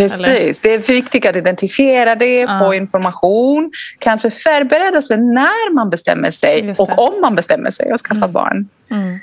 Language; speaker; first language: Swedish; non-native, fluent; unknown